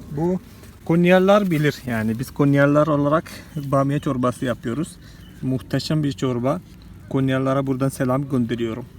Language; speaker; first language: Turkish; non-native, fluent; Malayalam